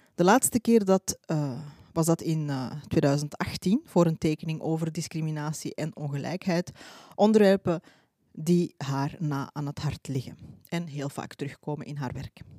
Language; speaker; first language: Dutch; early bilingual, other home language; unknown